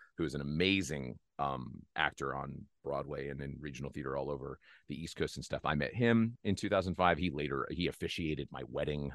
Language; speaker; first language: English; native; English